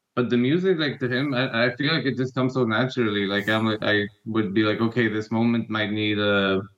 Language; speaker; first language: English; non-native, fluent; Spanish